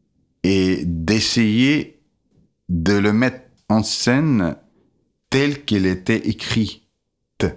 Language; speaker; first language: French; non-native, fluent; Russian